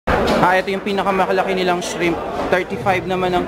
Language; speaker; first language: Filipino; native; Filipino